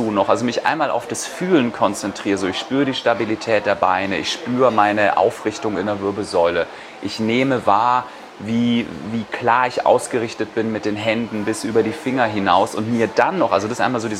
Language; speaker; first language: German; native; German